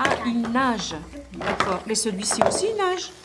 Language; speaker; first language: French; native; French